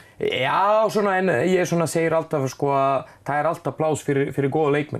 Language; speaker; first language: Icelandic; non-native, fluent; Serbian